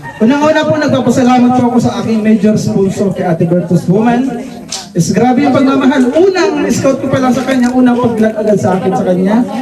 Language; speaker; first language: Filipino; non-native, local second language; Waray